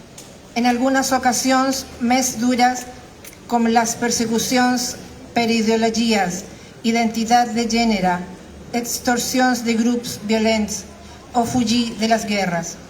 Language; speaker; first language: Catalan; non-native, fluent; Spanish